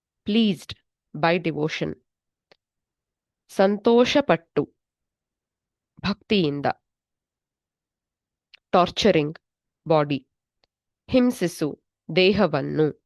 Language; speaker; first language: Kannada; native; Kannada